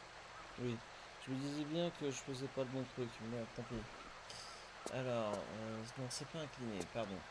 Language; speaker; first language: French; native; French